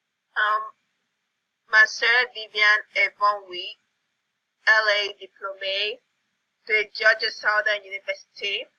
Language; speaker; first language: French; non-native, learner; English